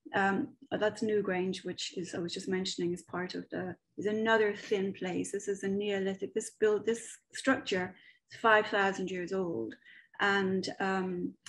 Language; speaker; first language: English; native; English